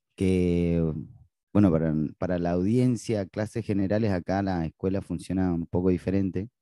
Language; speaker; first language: Spanish; native; Spanish